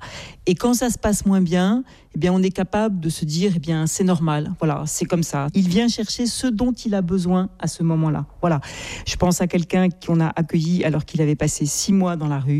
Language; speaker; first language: French; native; French